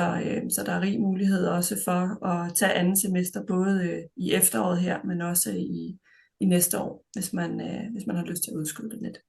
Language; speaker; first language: Danish; native; Danish